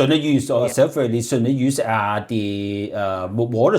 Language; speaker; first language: Danish; non-native, learner; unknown